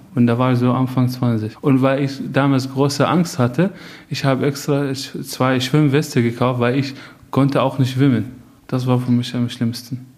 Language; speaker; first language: German; non-native, fluent; Arabic